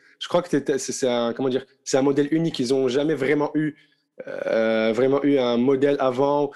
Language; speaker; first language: French; non-native, local second language; Arabic